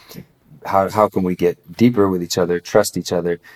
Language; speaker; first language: English; native; English